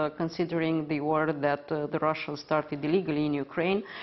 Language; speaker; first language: English; non-native, fluent; Romanian